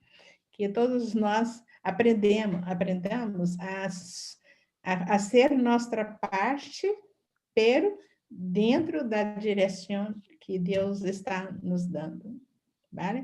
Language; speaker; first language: Portuguese; non-native, fluent; Spanish